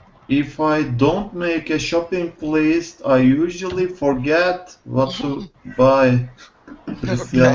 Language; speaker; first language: English; non-native, learner; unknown